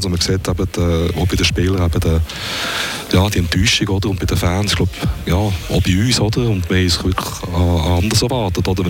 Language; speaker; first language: German; native; German